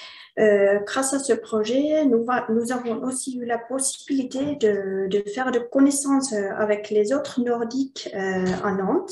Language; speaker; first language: French; non-native, learner; Finnish